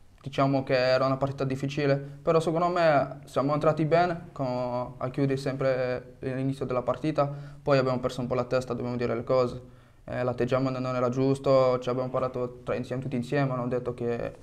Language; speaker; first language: Italian; non-native, fluent; French